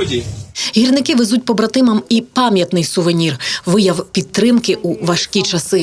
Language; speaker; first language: Ukrainian; native; Ukrainian